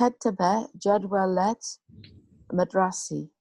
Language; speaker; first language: Arabic; non-native, learner; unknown